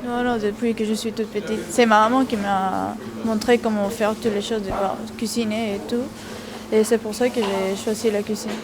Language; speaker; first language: French; non-native, learner; Spanish